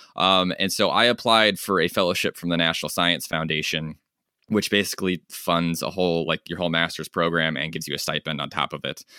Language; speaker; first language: English; native; English